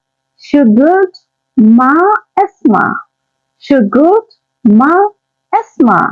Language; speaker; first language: Arabic; non-native, learner; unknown